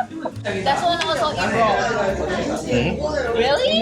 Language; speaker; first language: English; non-native, learner; Thai